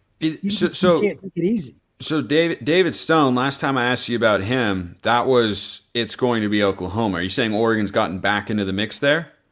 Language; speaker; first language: English; native; English